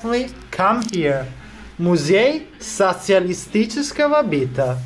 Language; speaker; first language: Russian; non-native, learner; Italian